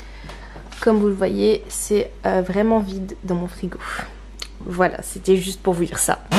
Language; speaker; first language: French; native; French